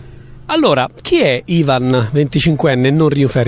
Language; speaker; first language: Italian; native; Italian